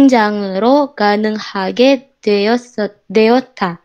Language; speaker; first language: Korean; non-native, learner; Indonesian